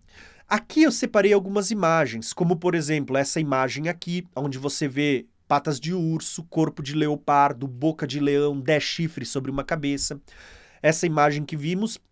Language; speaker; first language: Portuguese; native; Portuguese